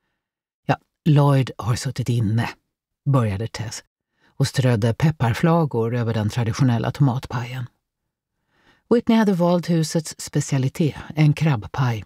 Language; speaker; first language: Swedish; native; Swedish